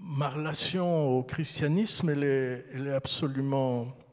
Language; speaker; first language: French; early bilingual, heritage; French